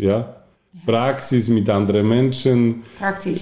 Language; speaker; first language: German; non-native, learner; Polish